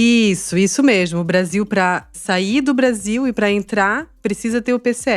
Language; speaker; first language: Portuguese; native; Portuguese